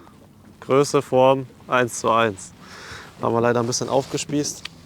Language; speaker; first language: German; native; German